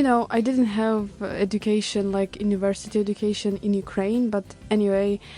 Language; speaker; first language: English; non-native, learner; Ukrainian